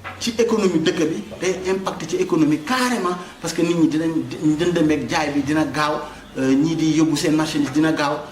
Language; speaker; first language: Wolof; native; Wolof